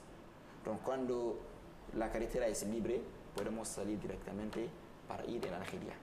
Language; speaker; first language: Spanish; non-native, learner; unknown